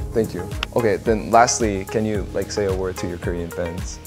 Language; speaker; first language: English; early bilingual, other home language; Korean